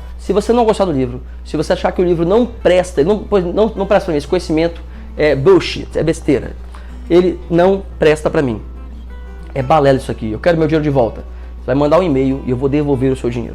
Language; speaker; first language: Portuguese; native; Portuguese